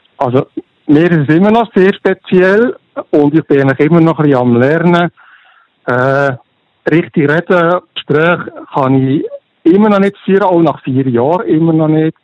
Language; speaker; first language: German; native; German